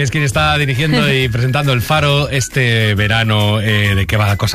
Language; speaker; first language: Spanish; native; Spanish